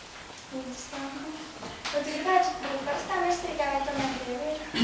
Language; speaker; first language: Latvian; native; Latvian